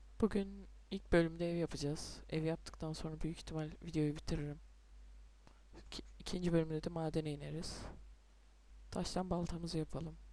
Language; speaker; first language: Turkish; native; Turkish